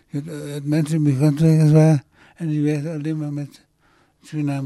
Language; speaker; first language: Dutch; early bilingual, other home language; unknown